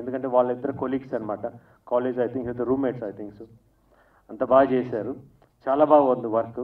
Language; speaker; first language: Telugu; native; Telugu